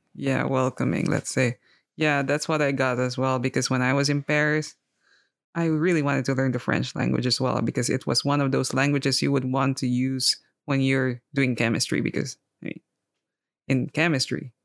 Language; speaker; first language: English; non-native, local second language; Filipino